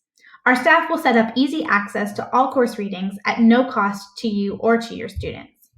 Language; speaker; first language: English; native; English